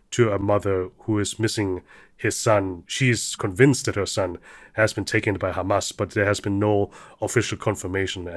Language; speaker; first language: English; early bilingual, heritage; German